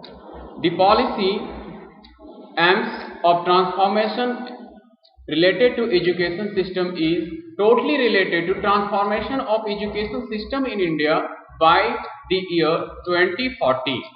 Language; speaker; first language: English; non-native, local second language; Hindi